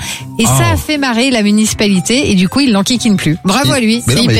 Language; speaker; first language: French; native; French